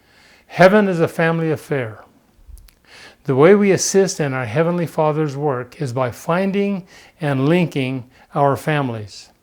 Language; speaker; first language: English; native; English